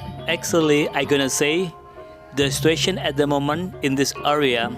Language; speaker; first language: English; non-native, local second language; Indonesian